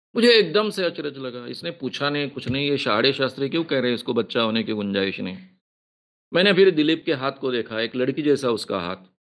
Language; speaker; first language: Hindi; non-native, local second language; Marathi